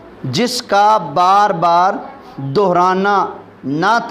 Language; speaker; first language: Hindi; non-native, local second language; Punjabi